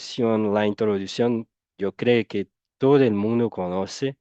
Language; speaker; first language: Spanish; non-native, fluent; Portuguese